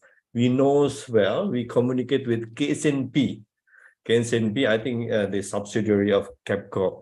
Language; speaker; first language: English; non-native, fluent; Indonesian